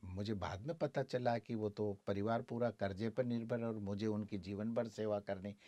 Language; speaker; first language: Hindi; native; Hindi